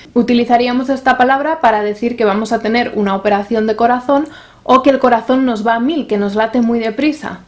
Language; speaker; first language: Spanish; native; Spanish